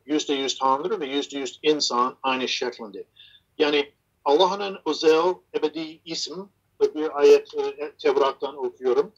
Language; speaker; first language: Turkish; non-native, fluent; English